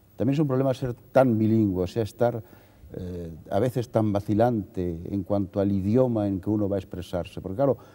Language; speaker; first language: Spanish; native; Spanish